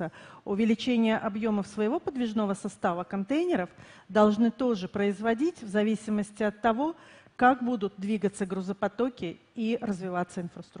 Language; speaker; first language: Russian; native; Russian